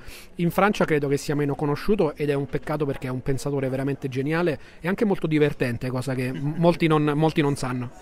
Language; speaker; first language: Italian; native; Italian